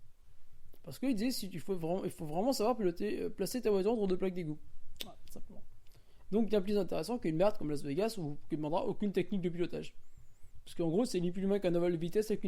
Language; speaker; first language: French; native; French